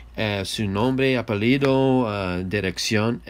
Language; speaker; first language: Spanish; non-native, learner; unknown